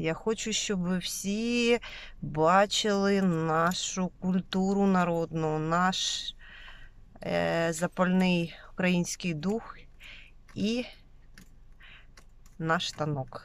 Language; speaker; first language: Ukrainian; non-native, local second language; Russian